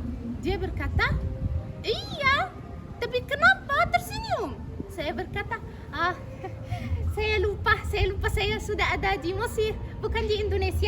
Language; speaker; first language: Indonesian; non-native, learner; Arabic